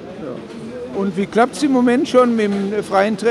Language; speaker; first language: German; native; German